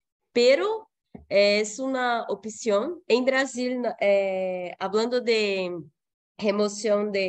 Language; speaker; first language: Spanish; non-native, fluent; Portuguese